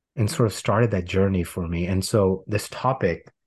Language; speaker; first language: English; non-native, local second language; Gujarati